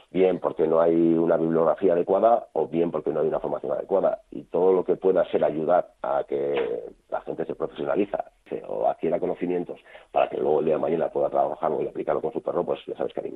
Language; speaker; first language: Spanish; native; Spanish